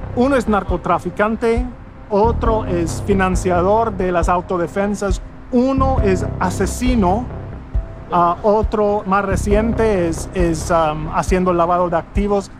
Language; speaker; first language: Spanish; non-native, fluent; English